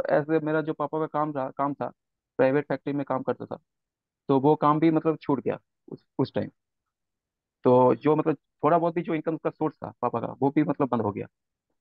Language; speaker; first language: Hindi; non-native, local second language; Bangla